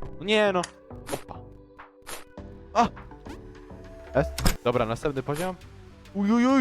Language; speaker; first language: Polish; native; Polish